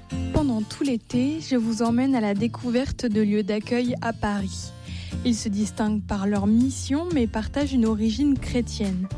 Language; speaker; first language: French; native; French